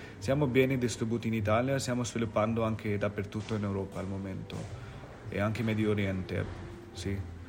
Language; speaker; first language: Italian; non-native, fluent; Hindi